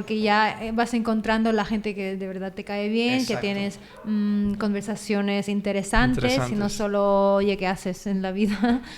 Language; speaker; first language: Spanish; non-native, fluent; Filipino